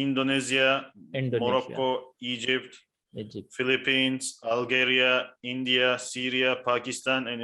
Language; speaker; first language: English; non-native, fluent; Turkish